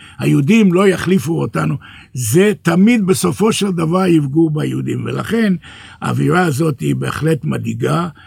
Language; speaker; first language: Hebrew; early bilingual, other home language; English